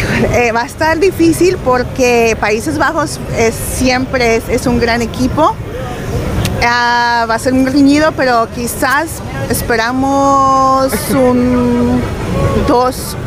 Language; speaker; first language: Spanish; early bilingual, heritage; Spanish